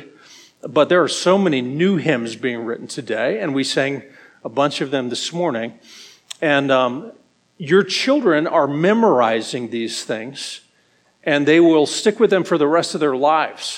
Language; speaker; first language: English; native; English